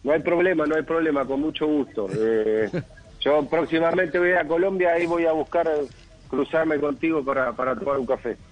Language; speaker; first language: Spanish; native; Spanish